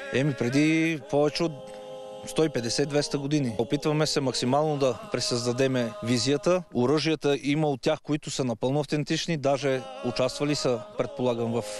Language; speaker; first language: Bulgarian; native; Bulgarian